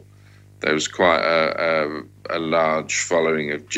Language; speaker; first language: English; native; English